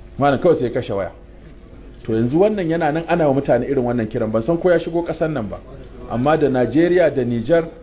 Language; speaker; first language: Hausa; native; Hausa